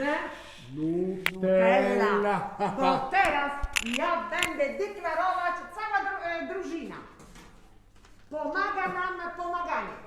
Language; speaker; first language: Polish; non-native, fluent; Italian